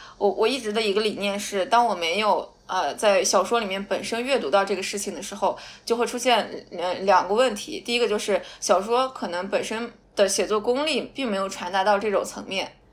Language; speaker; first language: Chinese; non-native, local second language; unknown